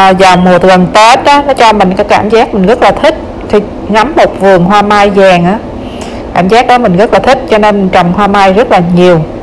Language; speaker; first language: Vietnamese; native; Vietnamese